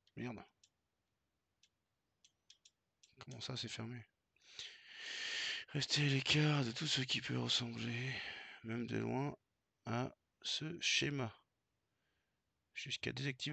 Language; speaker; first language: French; native; French